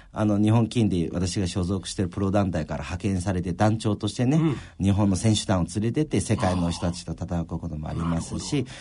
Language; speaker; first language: Japanese; early bilingual, other home language; Chinese